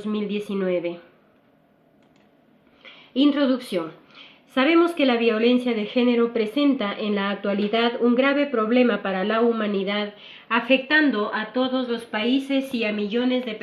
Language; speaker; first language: Spanish; native; Spanish